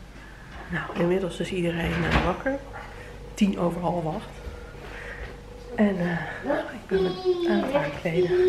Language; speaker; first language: Dutch; native; Dutch